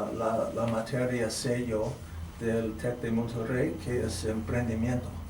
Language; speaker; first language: Spanish; non-native, fluent; English